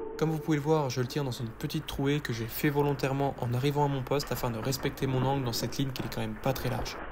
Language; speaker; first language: French; native; French